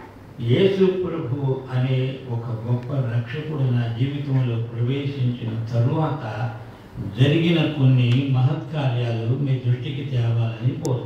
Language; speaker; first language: Telugu; native; Telugu